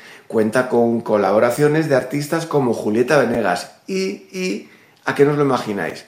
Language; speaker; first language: Spanish; native; Spanish